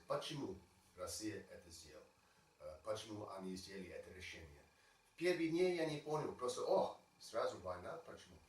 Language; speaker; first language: Russian; non-native, learner; English